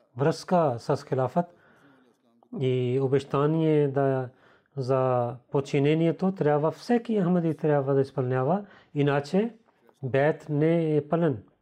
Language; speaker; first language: Bulgarian; non-native, learner; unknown